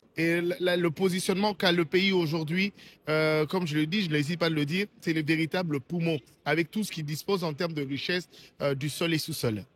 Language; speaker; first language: French; non-native, local second language; Lingala